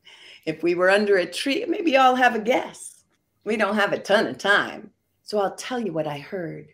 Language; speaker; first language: English; native; English